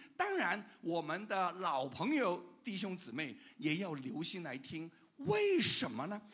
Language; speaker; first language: Chinese; non-native, local second language; Cantonese